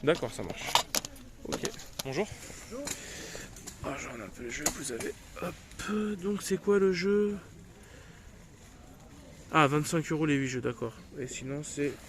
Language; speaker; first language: French; native; French